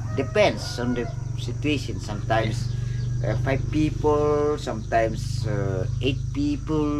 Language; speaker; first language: English; non-native, fluent; Indonesian